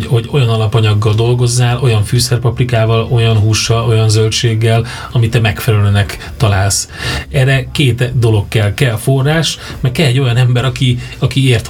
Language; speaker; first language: Hungarian; native; Hungarian